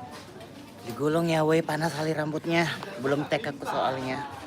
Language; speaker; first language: Indonesian; native; Indonesian